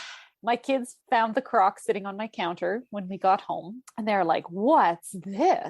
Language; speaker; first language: English; native; English